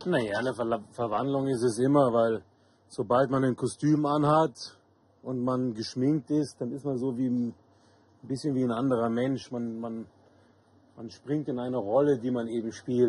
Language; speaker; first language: German; native; German